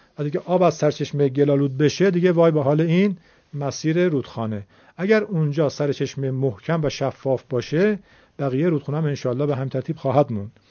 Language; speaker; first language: Persian; native; Persian